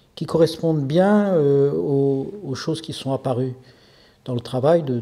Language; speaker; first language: French; native; French